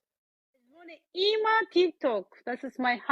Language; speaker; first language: German; non-native, learner; Oromo